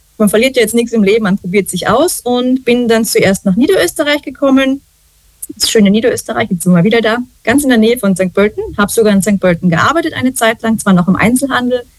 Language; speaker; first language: German; native; German